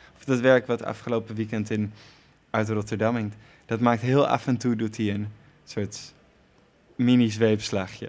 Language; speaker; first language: Dutch; native; Dutch